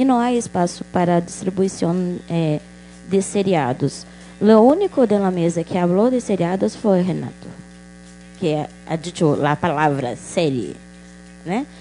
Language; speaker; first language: Portuguese; non-native, local second language; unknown